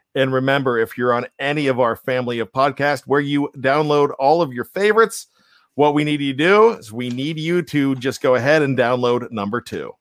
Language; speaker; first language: English; native; English